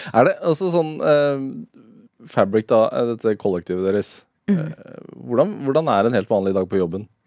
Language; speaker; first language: Norwegian; native; Norwegian